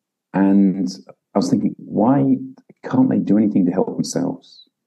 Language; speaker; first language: English; native; English